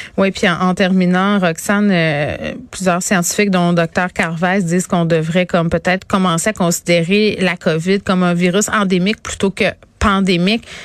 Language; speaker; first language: French; native; French